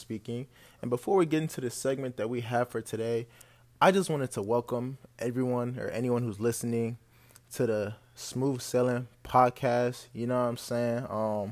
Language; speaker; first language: English; native; English